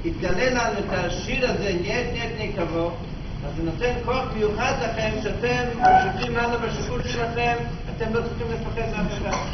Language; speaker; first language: Hebrew; non-native, fluent; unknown